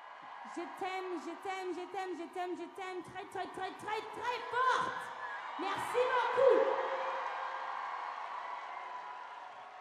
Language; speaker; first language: French; non-native, learner; English